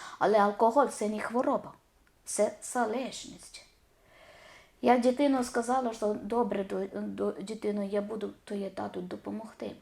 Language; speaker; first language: Ukrainian; non-native, learner; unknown